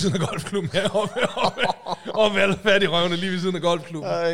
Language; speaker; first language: Danish; native; Danish